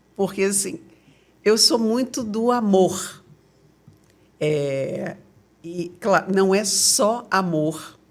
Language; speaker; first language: Portuguese; native; Portuguese